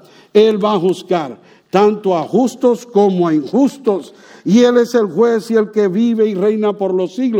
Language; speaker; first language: Spanish; native; Spanish